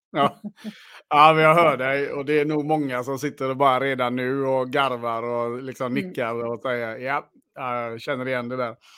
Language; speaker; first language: Swedish; native; Swedish